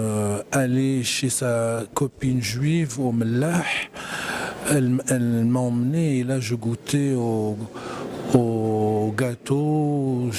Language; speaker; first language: French; non-native, local second language; Arabic